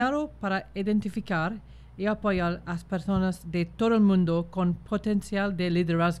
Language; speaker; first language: Spanish; non-native, fluent; English